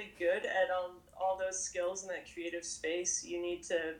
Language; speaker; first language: English; native; English